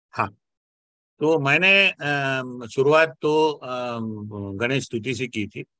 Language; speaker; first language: Hindi; non-native, local second language; Marathi